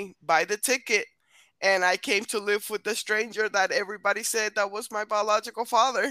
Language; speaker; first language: English; non-native, fluent; Spanish